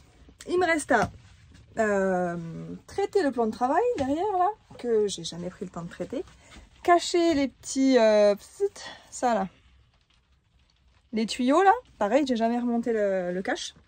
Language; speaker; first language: French; native; French